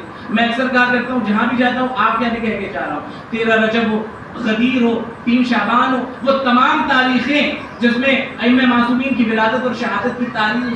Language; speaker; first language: Urdu; native; Urdu